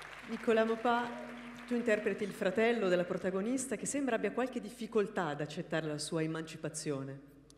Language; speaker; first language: Italian; native; Italian